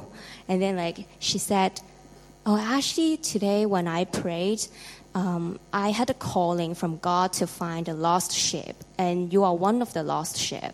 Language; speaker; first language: English; non-native, local second language; Cantonese